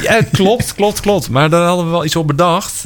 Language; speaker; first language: Dutch; native; Dutch